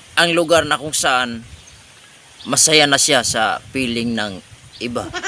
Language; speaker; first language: Filipino; non-native, local second language; Waray